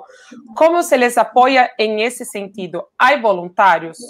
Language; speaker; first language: Spanish; non-native, fluent; Portuguese